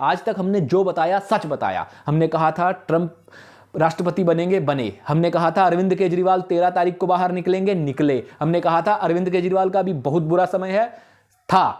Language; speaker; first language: Hindi; native; Hindi